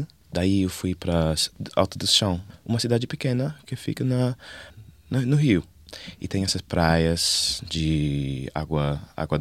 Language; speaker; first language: Portuguese; non-native, learner; English